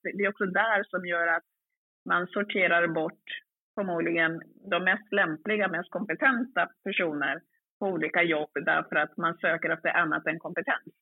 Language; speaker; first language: Swedish; early bilingual, other home language; Swahili